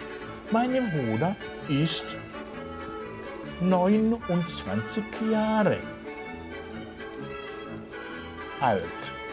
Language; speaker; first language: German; non-native, fluent; Rundi